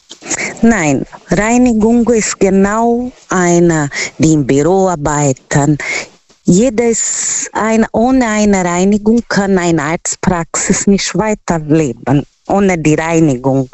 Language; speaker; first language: German; non-native, local second language; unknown